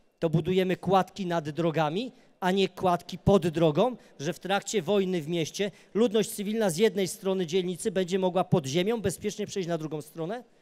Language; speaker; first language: Polish; native; Polish